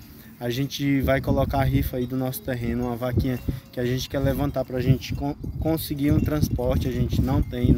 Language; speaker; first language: Portuguese; native; Portuguese